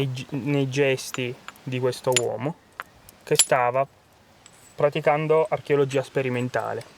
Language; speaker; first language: Italian; native; Italian